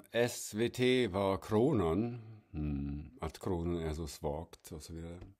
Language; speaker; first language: Swedish; non-native, fluent; German